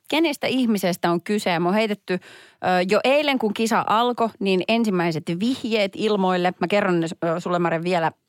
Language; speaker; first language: Finnish; native; Finnish